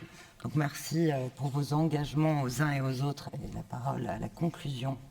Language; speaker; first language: French; native; French